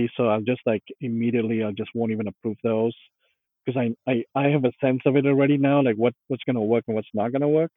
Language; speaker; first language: English; non-native, local second language; Punjabi